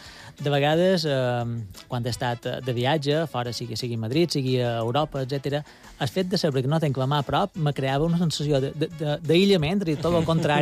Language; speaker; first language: Catalan; native; Catalan